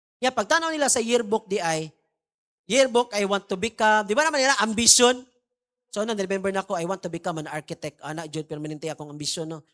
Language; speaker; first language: Cebuano; non-native, local second language; Maguindanaon